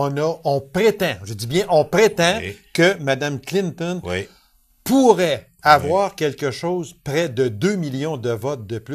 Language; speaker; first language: French; native; French